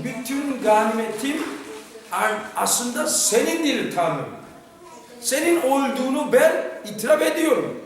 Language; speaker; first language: Turkish; non-native, fluent; Korean